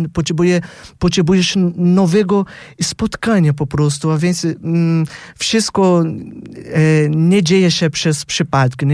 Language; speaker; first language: Polish; non-native, fluent; Portuguese